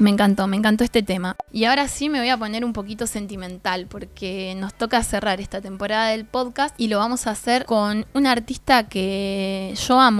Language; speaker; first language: Spanish; native; Spanish